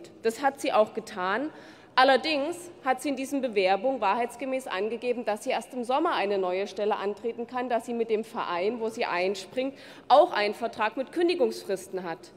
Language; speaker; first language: German; native; German